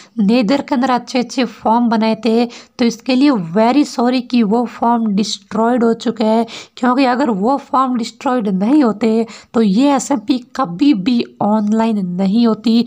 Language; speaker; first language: Hindi; native; Hindi